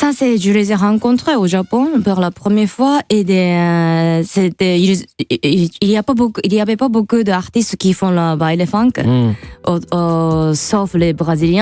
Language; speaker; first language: French; non-native, fluent; Japanese